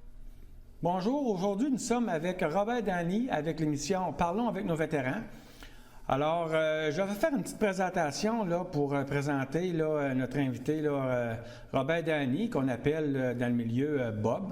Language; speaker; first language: French; native; French